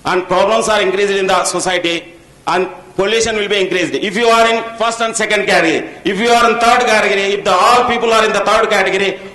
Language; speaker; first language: English; non-native, local second language; Telugu